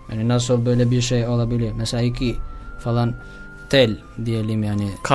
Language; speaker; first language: Turkish; non-native, learner; Albanian